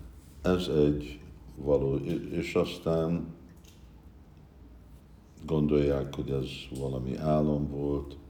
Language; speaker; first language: Hungarian; early bilingual, heritage; Hungarian